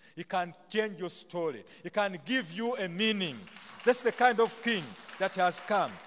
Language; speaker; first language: English; non-native, local second language; Ganda